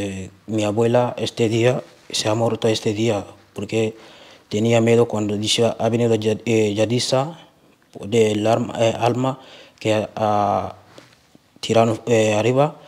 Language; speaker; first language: Spanish; non-native, learner; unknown